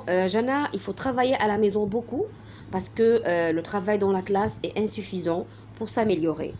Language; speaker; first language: French; non-native, fluent; Arabic